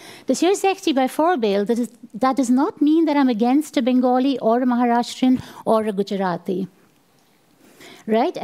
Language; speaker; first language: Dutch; non-native, fluent; Tamil